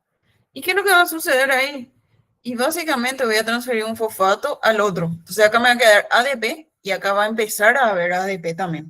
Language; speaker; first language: Spanish; native; Spanish